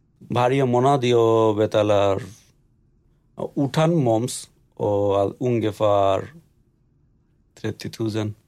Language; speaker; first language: Swedish; non-native, learner; Bangla